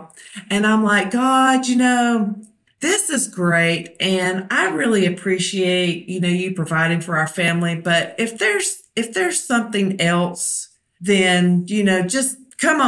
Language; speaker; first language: English; native; English